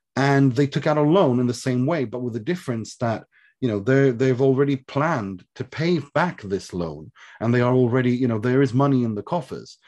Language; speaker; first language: English; early bilingual, other home language; Swedish